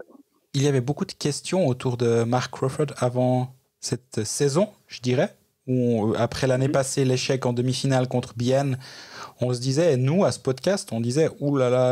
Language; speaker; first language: French; native; French